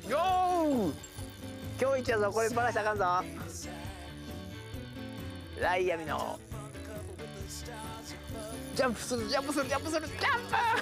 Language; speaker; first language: Japanese; native; Japanese